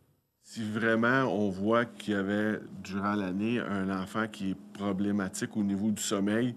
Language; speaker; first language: French; native; French